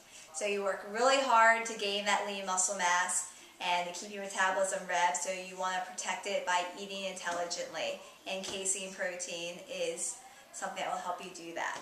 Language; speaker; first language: English; native; English